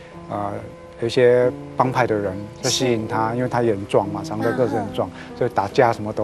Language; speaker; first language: Chinese; native; Chinese